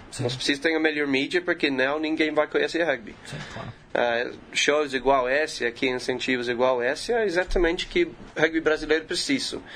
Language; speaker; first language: Portuguese; non-native, learner; English